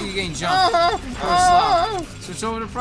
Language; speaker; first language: English; native; English